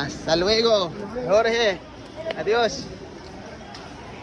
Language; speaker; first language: Spanish; non-native, learner; Filipino